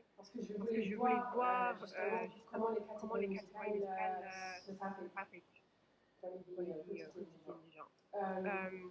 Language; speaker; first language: French; non-native, fluent; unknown